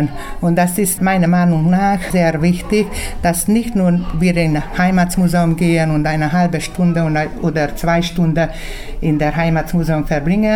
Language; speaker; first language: German; early bilingual, heritage; German